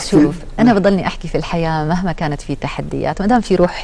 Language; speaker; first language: Arabic; native; Arabic